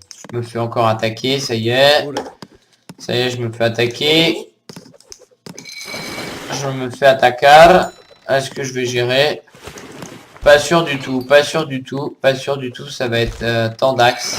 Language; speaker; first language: French; native; French